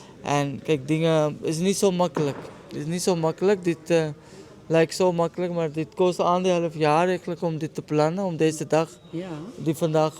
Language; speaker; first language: Dutch; non-native, learner; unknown